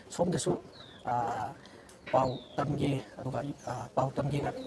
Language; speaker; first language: Manipuri; non-native, local second language; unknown